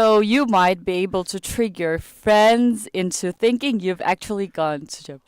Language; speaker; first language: English; non-native, learner; Korean